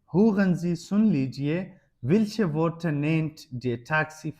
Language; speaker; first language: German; non-native, learner; Urdu